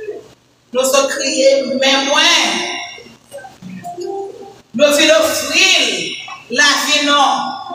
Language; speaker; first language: French; non-native, local second language; Haitian Creole